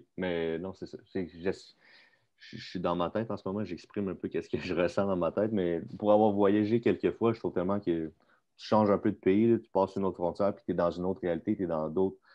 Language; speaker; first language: French; native; French